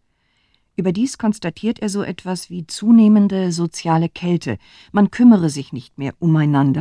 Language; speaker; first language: German; native; German